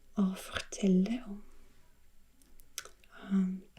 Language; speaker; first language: Norwegian; non-native, learner; German